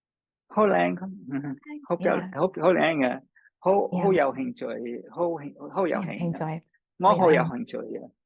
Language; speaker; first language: Chinese; non-native, fluent; English